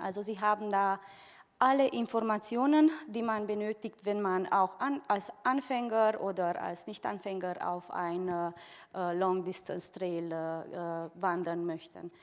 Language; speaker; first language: German; non-native, fluent; Romanian